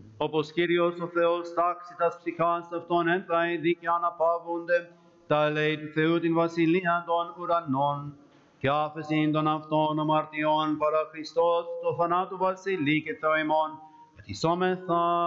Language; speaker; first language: Greek; early bilingual, heritage; Greek